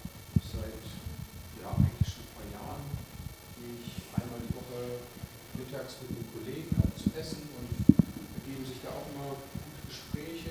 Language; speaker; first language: German; native; German